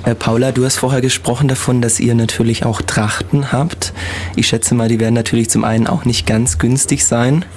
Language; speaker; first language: German; native; German